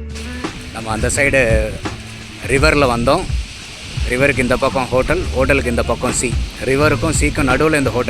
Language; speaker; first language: Tamil; native; Tamil